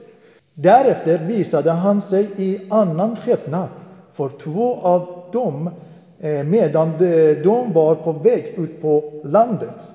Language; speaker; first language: Swedish; non-native, fluent; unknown